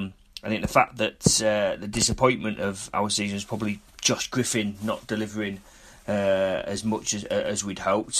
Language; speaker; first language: English; native; English